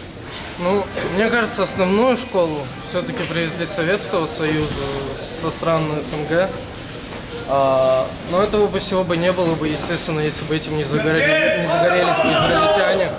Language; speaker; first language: Russian; native; Russian